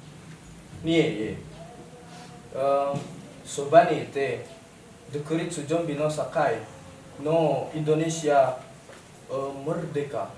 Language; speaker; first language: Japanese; non-native, learner; Indonesian